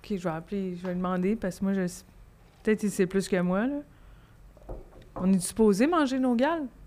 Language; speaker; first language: French; native; French